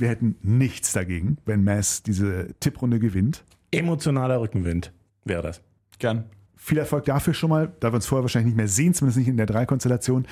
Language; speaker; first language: German; native; German